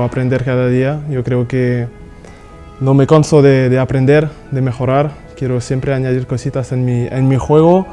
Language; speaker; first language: Spanish; non-native, fluent; French